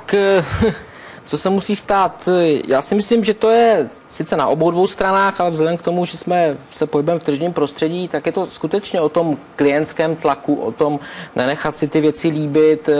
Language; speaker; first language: Czech; native; Czech